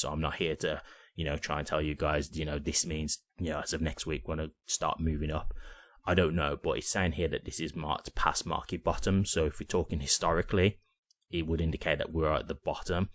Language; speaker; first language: English; native; English